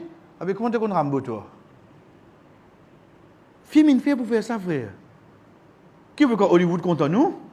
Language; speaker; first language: French; non-native, local second language; Morisyen